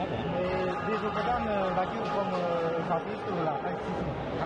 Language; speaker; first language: French; non-native, learner; Japanese